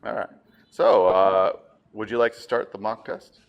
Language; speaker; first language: English; native; English